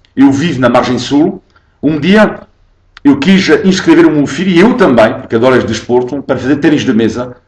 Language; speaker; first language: Portuguese; non-native, fluent; French